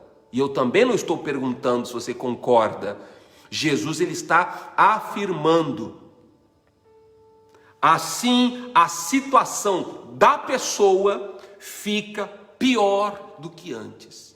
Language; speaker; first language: Portuguese; native; Portuguese